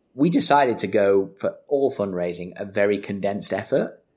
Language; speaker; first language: English; native; English